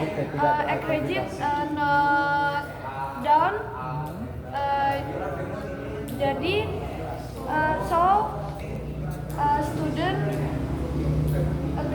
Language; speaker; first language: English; non-native, learner; Indonesian